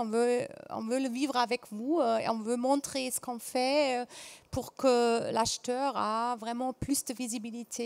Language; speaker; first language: French; non-native, fluent; German